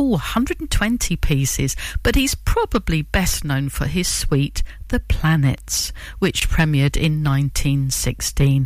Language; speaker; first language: English; native; English